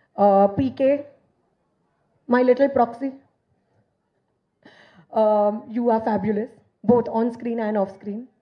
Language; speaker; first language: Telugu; non-native, learner; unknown